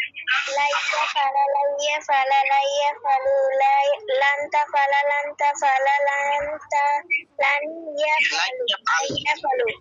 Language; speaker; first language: Arabic; non-native, learner; Bangla